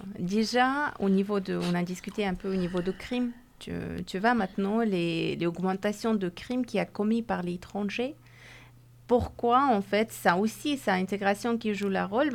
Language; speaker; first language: French; non-native, fluent; Persian